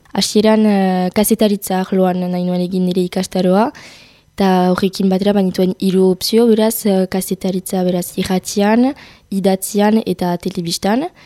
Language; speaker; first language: Basque; non-native, local second language; French